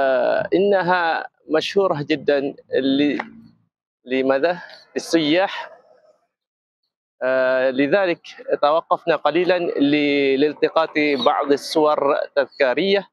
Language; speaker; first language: Arabic; non-native, fluent; Malay